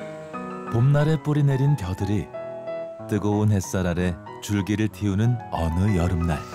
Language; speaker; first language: Korean; native; Korean